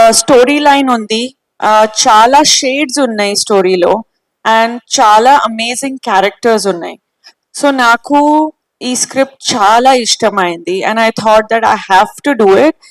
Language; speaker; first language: Telugu; non-native, fluent; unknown